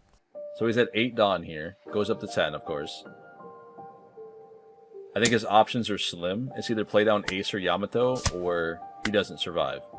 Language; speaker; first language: English; native; English